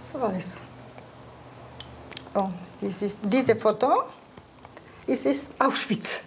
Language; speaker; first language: German; non-native, learner; Polish